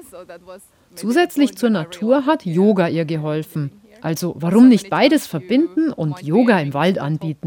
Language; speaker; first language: German; native; German